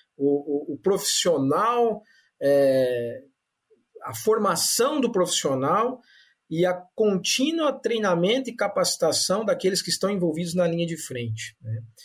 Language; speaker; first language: Portuguese; native; Portuguese